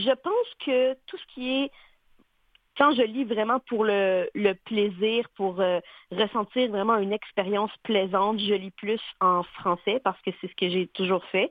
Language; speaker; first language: French; native; French